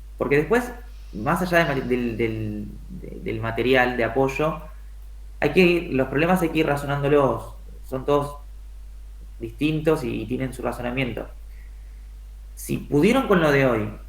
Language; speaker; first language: Spanish; native; Spanish